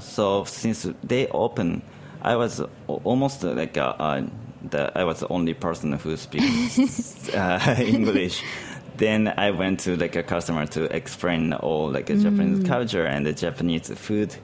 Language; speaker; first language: English; non-native, learner; Japanese